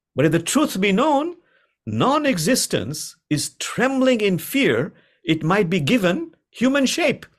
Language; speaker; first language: English; non-native, local second language; Bangla